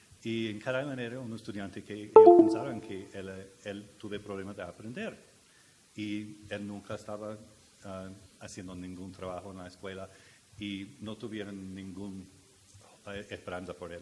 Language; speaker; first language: Spanish; non-native, learner; English